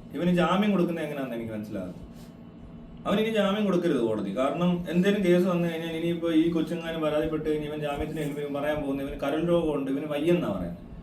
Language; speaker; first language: Malayalam; native; Malayalam